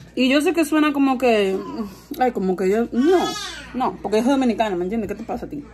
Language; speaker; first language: Spanish; early bilingual, heritage; Spanish